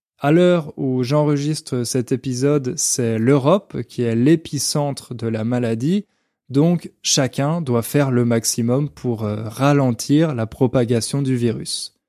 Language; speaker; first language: French; native; French